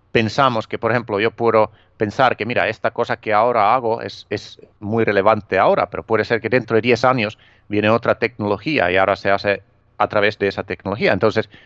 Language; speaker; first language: Spanish; non-native, fluent; Finnish